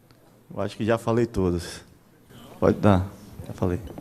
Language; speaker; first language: Portuguese; native; Portuguese